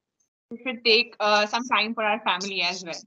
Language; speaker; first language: English; non-native, local second language; Hindi